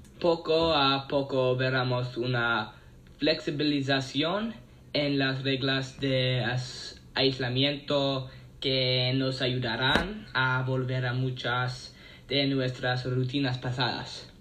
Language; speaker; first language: Spanish; non-native, learner; English